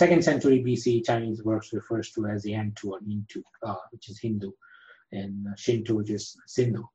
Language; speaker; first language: English; non-native, local second language; Gujarati